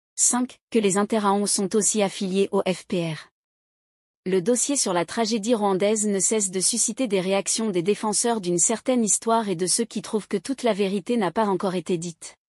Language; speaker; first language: French; non-native, local second language; Kinyarwanda